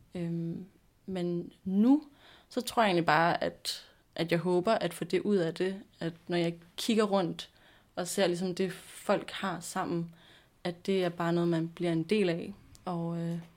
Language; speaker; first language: Danish; native; Danish